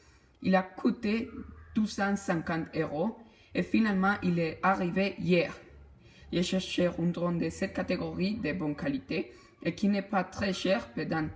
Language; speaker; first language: French; non-native, learner; Spanish